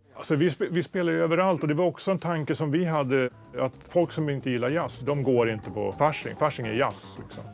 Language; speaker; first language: Swedish; native; Swedish